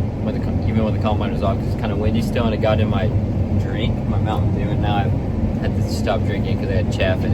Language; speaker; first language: English; native; English